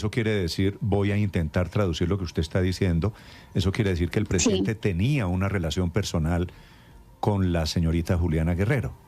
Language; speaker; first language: Spanish; native; Spanish